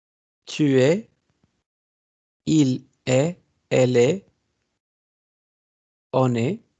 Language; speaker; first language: French; non-native, fluent; Spanish